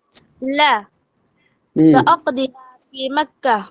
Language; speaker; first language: Arabic; non-native, learner; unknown